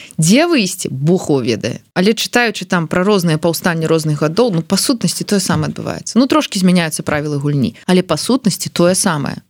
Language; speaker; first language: Belarusian; non-native, local second language; Russian